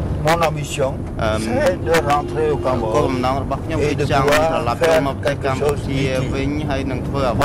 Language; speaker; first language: French; non-native, local second language; Khmer